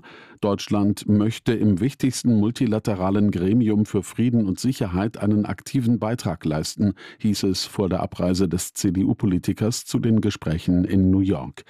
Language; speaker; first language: German; native; German